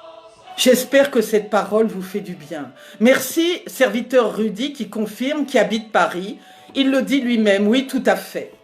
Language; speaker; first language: French; native; French